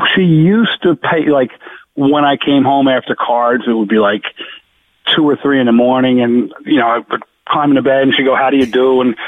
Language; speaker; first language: English; native; English